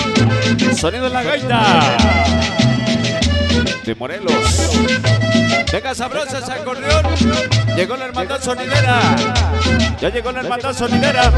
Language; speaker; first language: Spanish; native; Spanish